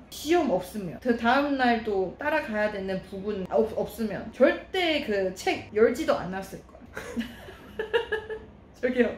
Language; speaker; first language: Korean; non-native, fluent; Chinese